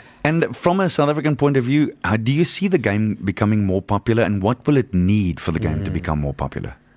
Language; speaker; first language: English; non-native, local second language; Afrikaans